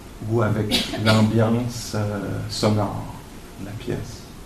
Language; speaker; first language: French; native; French